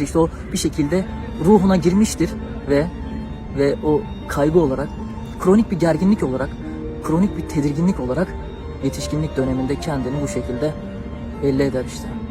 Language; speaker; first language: Turkish; native; Turkish